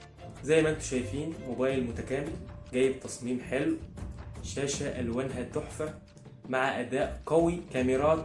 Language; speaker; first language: Arabic; native; Arabic